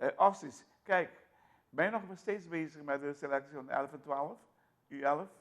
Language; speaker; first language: Dutch; non-native, local second language; Papiamento